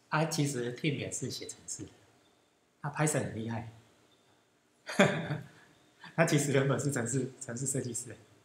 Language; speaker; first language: Chinese; native; Chinese